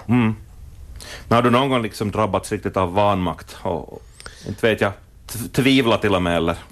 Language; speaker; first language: Swedish; native; Swedish